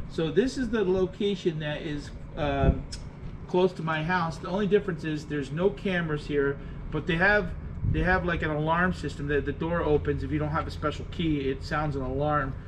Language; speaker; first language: English; native; English